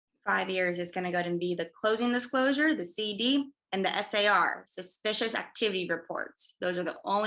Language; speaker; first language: English; native; English